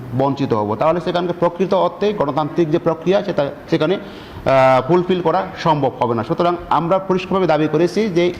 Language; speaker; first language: Bangla; non-native, local second language; Chakma